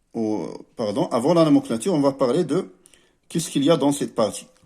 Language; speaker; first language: French; non-native, local second language; Arabic